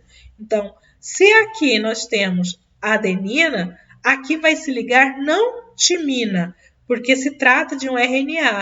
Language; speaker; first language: Portuguese; native; Portuguese